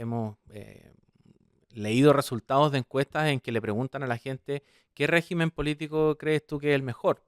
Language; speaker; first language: Spanish; native; Spanish